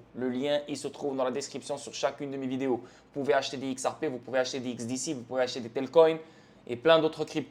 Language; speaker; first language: French; native; French